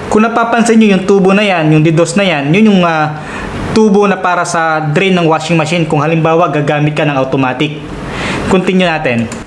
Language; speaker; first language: Filipino; non-native, local second language; Waray